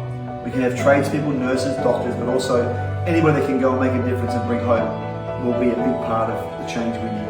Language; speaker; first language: English; native; English